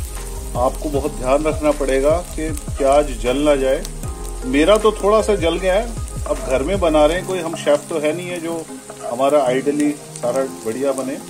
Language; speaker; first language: Russian; non-native, fluent; Hindi